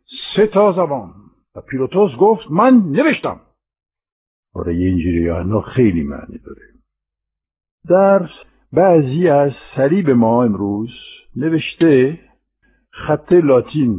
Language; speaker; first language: Persian; non-native, fluent; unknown